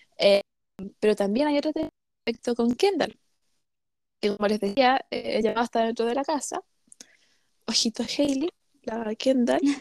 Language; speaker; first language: Spanish; native; Spanish